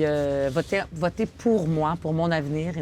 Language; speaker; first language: French; native; French